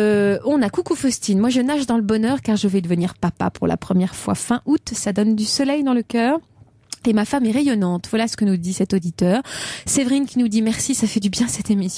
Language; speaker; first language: French; native; French